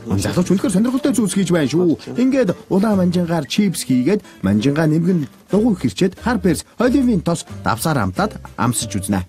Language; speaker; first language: Mongolian; native; Mongolian